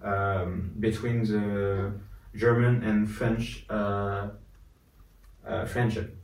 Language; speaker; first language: English; non-native, learner; French